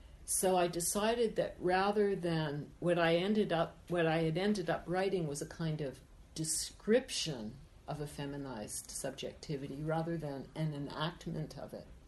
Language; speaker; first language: English; native; English